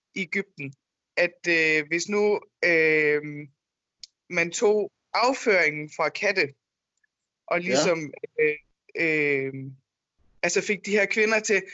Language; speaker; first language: Danish; native; Danish